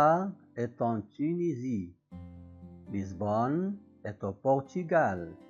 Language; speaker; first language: French; non-native, local second language; Arabic